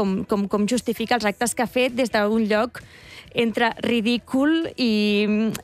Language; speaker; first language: Catalan; native; Catalan